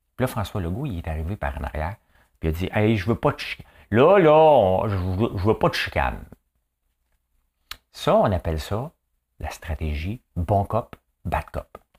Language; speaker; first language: French; native; French